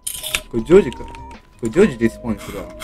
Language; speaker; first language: Japanese; native; Japanese